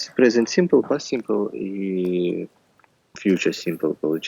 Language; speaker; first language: English; non-native, learner; Russian